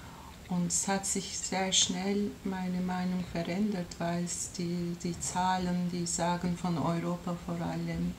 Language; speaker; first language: German; non-native, fluent; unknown